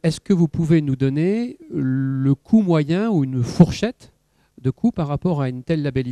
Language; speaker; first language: French; native; French